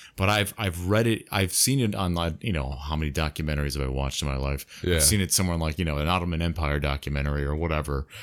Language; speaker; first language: English; native; English